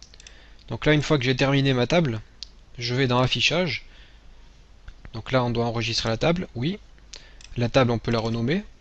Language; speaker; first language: French; native; French